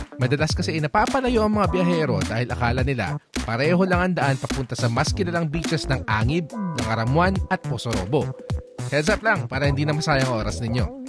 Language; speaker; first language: Filipino; non-native, local second language; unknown